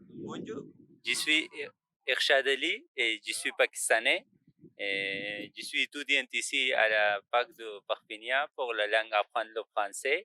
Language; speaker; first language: French; non-native, learner; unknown